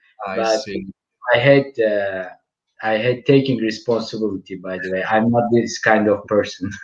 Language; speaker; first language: English; non-native, fluent; Turkish